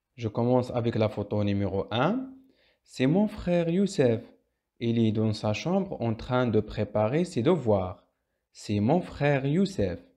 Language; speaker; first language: French; non-native, local second language; Arabic